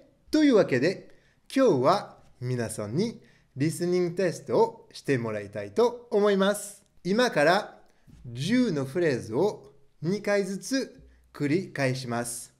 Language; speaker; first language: Japanese; non-native, fluent; French